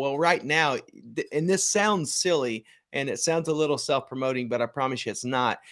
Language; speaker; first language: English; native; English